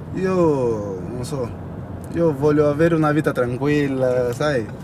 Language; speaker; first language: Italian; non-native, fluent; Portuguese